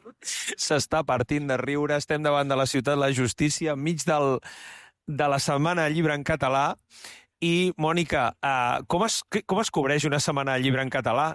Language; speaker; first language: Catalan; native; Catalan